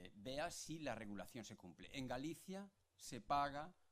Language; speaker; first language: Spanish; native; Spanish